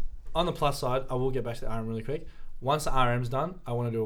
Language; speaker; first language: English; native; English